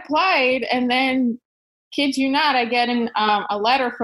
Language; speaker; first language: English; non-native, fluent; Bulgarian